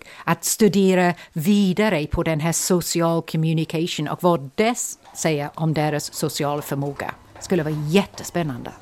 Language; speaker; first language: Swedish; non-native, fluent; English